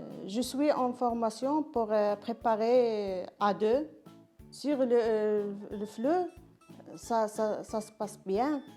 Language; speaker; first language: French; non-native, learner; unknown